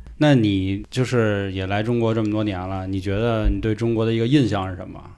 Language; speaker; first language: Chinese; native; Chinese